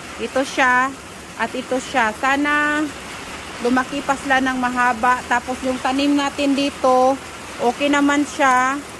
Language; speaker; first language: Filipino; non-native, local second language; Cebuano